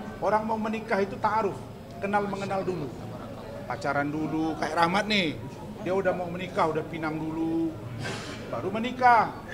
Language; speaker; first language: Indonesian; native; Indonesian